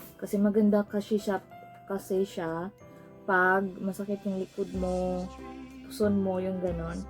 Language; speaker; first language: Filipino; non-native, local second language; Cebuano